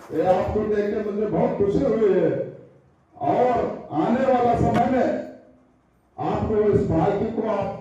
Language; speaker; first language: Hindi; non-native, local second language; Kannada